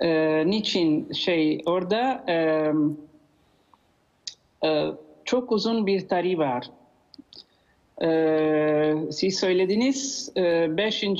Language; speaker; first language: Turkish; non-native, learner; Italian